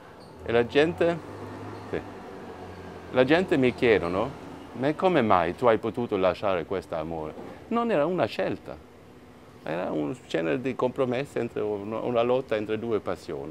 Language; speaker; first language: Italian; non-native, fluent; Swedish